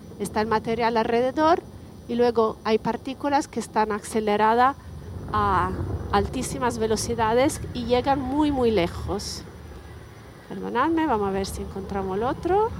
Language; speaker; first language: Spanish; non-native, fluent; Italian